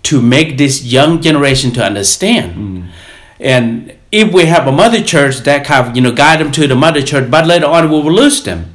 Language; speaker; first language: English; non-native, fluent; Lao